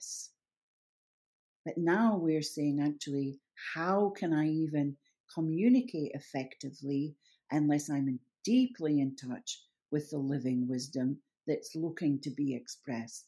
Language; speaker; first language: English; native; English